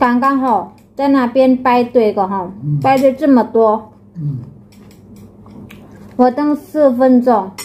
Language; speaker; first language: Chinese; non-native, learner; Indonesian